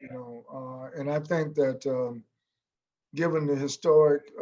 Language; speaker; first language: English; native; English